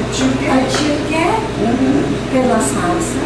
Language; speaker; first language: Italian; non-native, learner; English